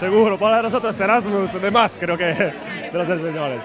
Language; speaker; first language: Spanish; non-native, fluent; Italian